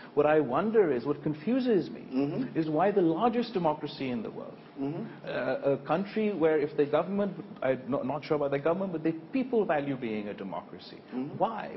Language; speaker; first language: English; non-native, local second language; Urdu